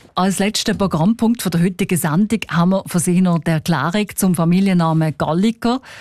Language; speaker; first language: German; native; German